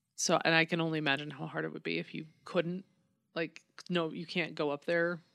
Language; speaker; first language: English; native; English